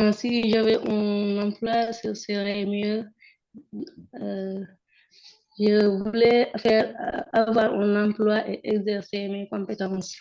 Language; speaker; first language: French; non-native, local second language; Wolof